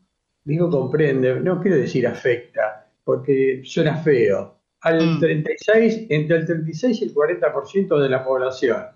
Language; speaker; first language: Spanish; native; Spanish